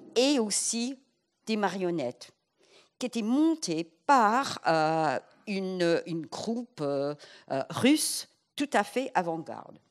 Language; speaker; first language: French; non-native, fluent; English